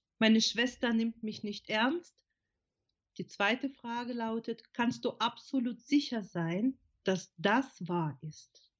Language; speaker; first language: German; non-native, fluent; Russian